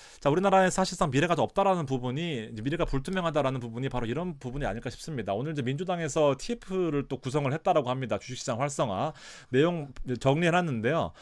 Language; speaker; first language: Korean; native; Korean